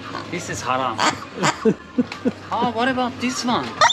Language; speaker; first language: English; non-native, learner; Turkish